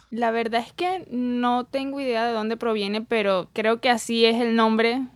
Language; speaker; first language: Spanish; native; Spanish